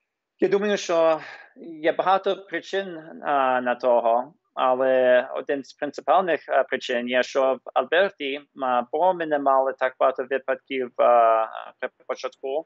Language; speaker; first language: Ukrainian; early bilingual, heritage; English